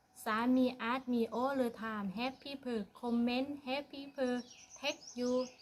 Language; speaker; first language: English; non-native, learner; Thai